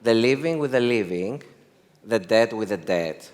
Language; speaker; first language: English; non-native, fluent; Greek